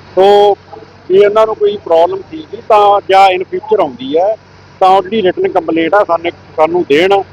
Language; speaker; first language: Punjabi; native; Punjabi